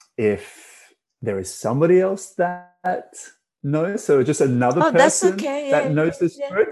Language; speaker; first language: English; native; English